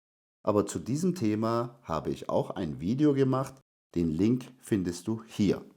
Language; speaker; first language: German; non-native, fluent; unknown